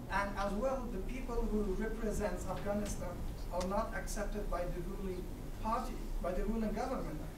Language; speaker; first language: English; non-native, fluent; Persian